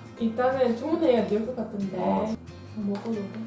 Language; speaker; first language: Korean; non-native, learner; Dutch